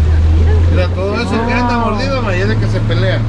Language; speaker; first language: Spanish; native; Spanish